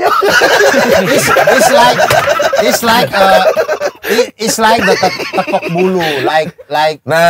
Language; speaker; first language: English; non-native, learner; Indonesian